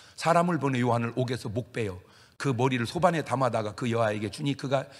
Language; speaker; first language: Korean; native; Korean